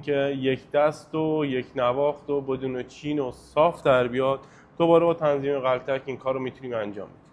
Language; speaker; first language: Persian; native; Persian